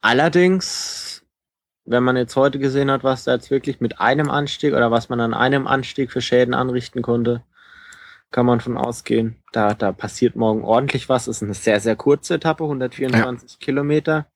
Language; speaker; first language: German; native; German